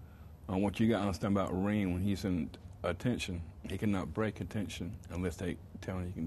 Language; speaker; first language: English; native; English